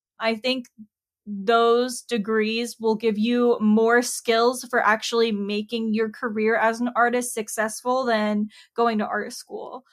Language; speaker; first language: English; native; English